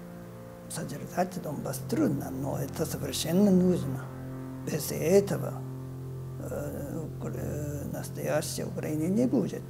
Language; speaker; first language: Russian; non-native, fluent; Japanese